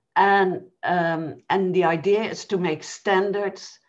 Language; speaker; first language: English; non-native, fluent; Dutch